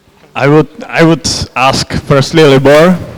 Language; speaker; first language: English; non-native, fluent; Czech